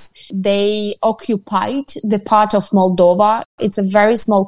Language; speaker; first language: English; non-native, fluent; Ukrainian